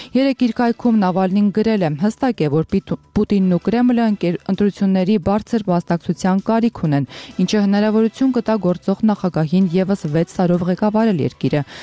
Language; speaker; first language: Armenian; native; Armenian